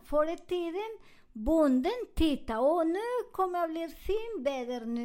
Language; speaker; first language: Swedish; non-native, learner; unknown